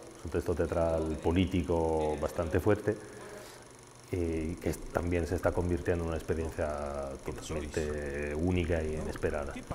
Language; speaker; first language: Spanish; non-native, fluent; Italian